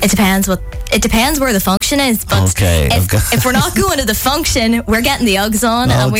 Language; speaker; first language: English; native; English